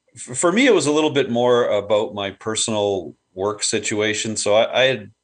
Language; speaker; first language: English; native; English